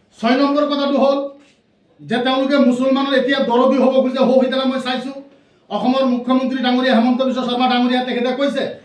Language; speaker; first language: Assamese; non-native, local second language; Bangla